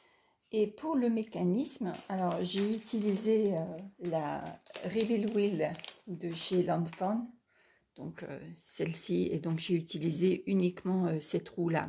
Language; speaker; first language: French; native; French